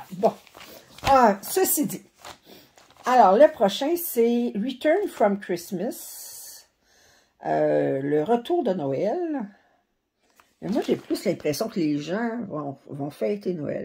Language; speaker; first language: French; native; French